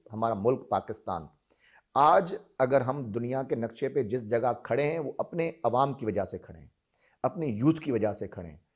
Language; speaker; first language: Urdu; non-native, local second language; Sindhi